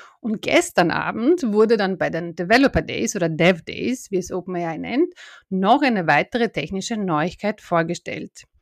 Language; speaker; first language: German; native; German